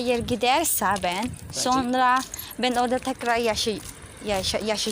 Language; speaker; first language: Turkish; non-native, learner; Filipino